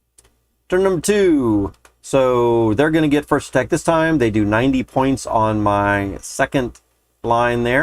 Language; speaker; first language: English; native; English